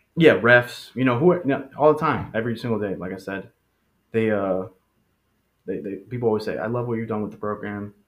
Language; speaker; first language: English; early bilingual, other home language; Spanish